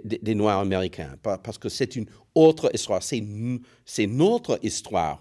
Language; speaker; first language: French; non-native, fluent; English